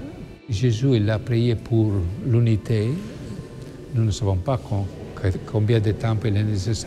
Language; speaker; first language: French; non-native, learner; Italian